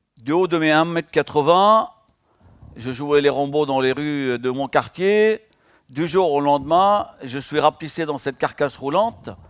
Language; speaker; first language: French; non-native, local second language; Arabic